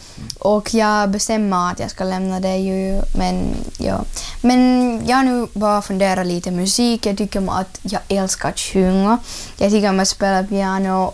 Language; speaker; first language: Swedish; early bilingual, other home language; Ukrainian